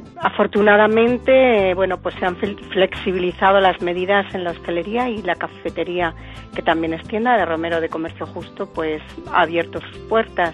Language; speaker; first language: Spanish; native; Spanish